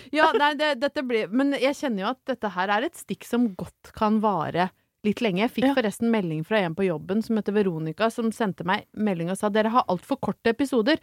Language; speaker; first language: Norwegian; native; Norwegian